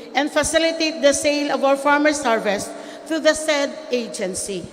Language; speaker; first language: English; non-native, local second language; Filipino